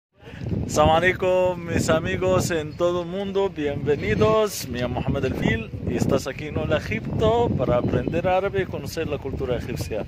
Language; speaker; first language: Spanish; non-native, fluent; Arabic